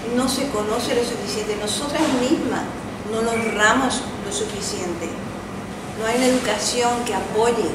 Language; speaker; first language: Spanish; early bilingual, heritage; Spanish